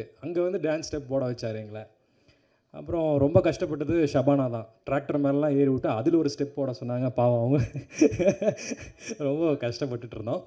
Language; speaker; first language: Tamil; native; Tamil